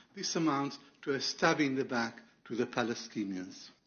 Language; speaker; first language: English; non-native, fluent; Arabic